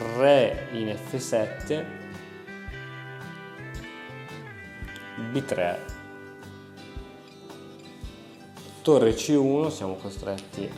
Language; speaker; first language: Italian; native; Italian